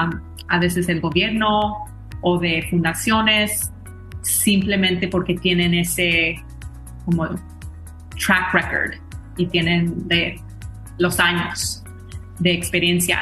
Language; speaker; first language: Spanish; early bilingual, heritage; Spanish